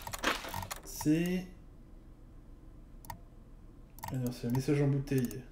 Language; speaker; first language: French; native; French